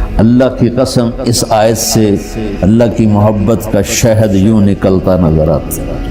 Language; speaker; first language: Urdu; non-native, local second language; Punjabi